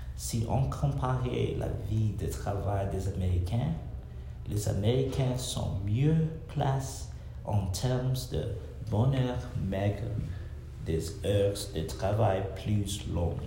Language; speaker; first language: French; non-native, learner; English